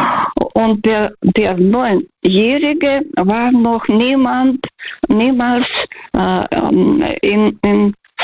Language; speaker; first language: German; non-native, local second language; Russian